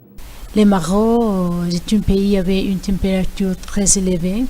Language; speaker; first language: French; non-native, learner; Spanish